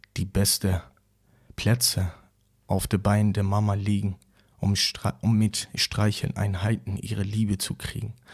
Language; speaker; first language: German; non-native, fluent; Persian